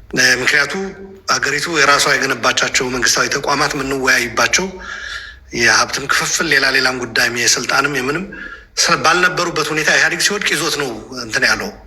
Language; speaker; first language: Amharic; non-native, local second language; Tigrinya